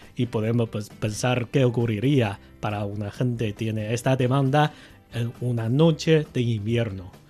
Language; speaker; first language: Spanish; non-native, fluent; Chinese